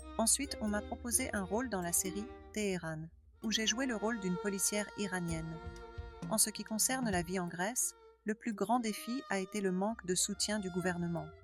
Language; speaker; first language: French; non-native, fluent; Arabic